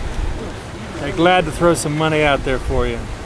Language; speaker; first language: English; native; English